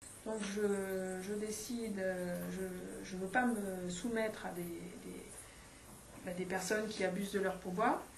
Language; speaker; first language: French; native; French